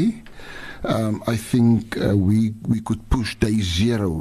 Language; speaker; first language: English; non-native, local second language; Afrikaans